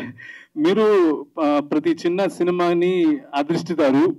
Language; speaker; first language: Telugu; non-native, learner; Malayalam